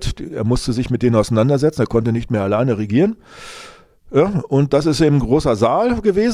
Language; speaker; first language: German; native; German